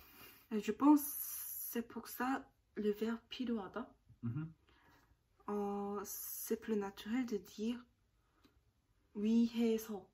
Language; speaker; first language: French; non-native, learner; Korean